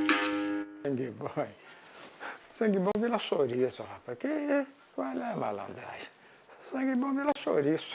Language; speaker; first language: Portuguese; native; Portuguese